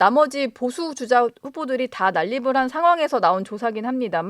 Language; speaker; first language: Korean; native; Korean